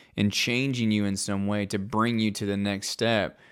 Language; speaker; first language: English; native; English